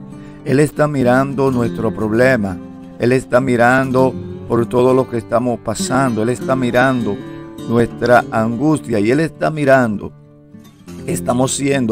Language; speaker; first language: Spanish; native; Spanish